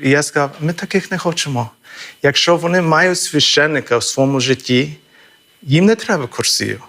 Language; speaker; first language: Ukrainian; non-native, fluent; English